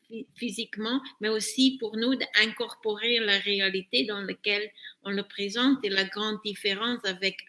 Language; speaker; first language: French; non-native, fluent; Dutch